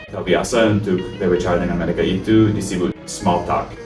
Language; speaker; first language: Indonesian; non-native, learner; English